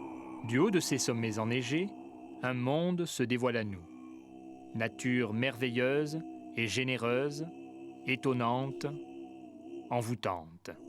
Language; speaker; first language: French; native; French